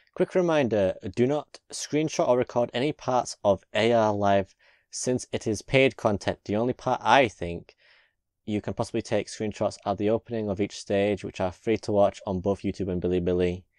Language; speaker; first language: English; native; English